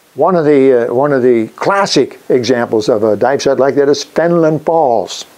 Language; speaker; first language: English; native; English